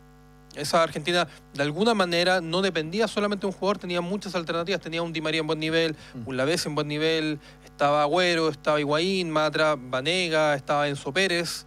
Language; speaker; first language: Spanish; native; Spanish